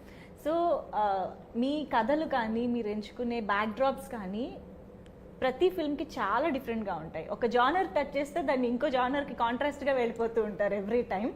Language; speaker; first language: Telugu; native; Telugu